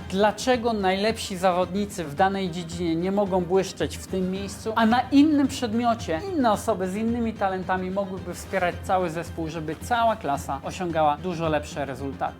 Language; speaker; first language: Polish; native; Polish